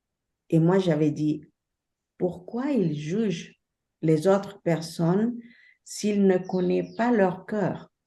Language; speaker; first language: French; non-native, fluent; Spanish